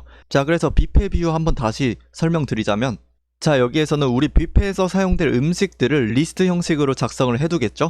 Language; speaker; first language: Korean; native; Korean